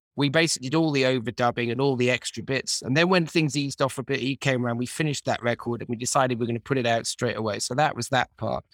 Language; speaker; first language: English; native; English